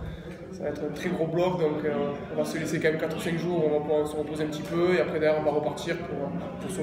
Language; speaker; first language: French; native; French